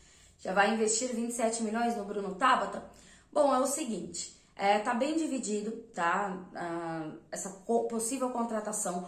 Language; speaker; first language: Portuguese; native; Portuguese